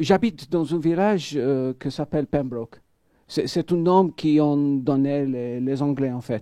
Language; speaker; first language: French; non-native, fluent; Maltese